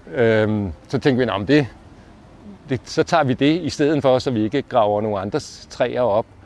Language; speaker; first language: Danish; native; Danish